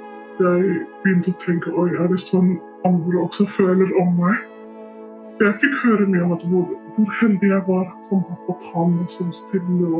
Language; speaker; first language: Norwegian; non-native, fluent; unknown